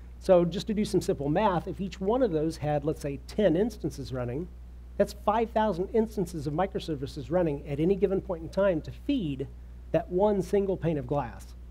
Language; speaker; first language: English; native; English